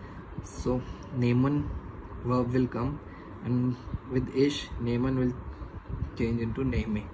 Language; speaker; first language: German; non-native, learner; Hindi